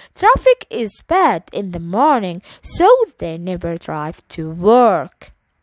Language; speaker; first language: English; non-native, fluent; Arabic